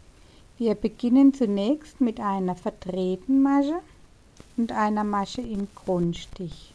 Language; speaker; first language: German; native; German